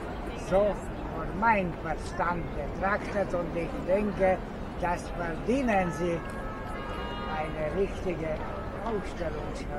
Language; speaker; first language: German; non-native, fluent; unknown